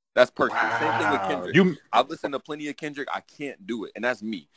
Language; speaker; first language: English; native; English